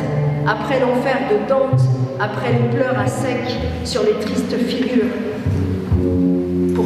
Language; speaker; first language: French; native; French